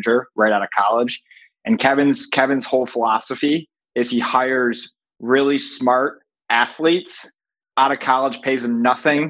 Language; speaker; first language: English; native; English